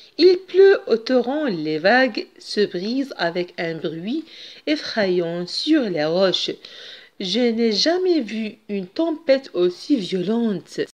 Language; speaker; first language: French; non-native, local second language; Arabic